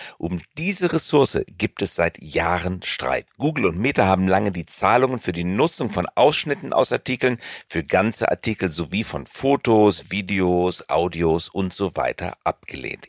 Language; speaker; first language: German; native; German